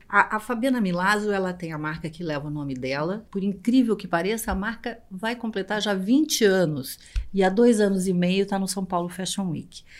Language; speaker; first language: Portuguese; native; Portuguese